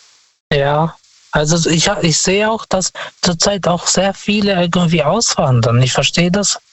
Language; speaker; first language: German; non-native, fluent; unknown